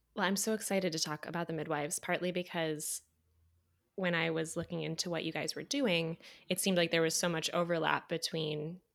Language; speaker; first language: English; native; English